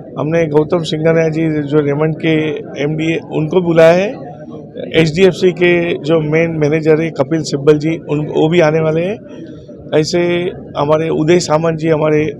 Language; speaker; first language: Hindi; non-native, local second language; Gujarati